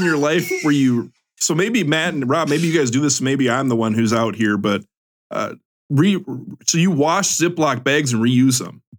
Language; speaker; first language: English; native; English